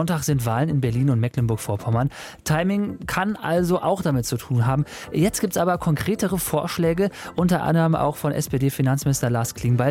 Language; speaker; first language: German; native; German